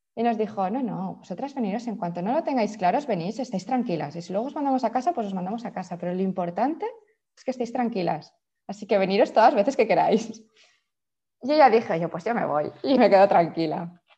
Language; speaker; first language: Spanish; native; Spanish